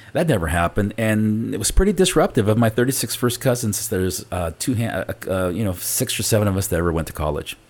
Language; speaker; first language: English; early bilingual, other home language; Spanish